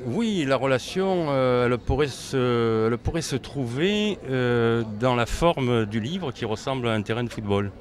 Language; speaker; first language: French; native; French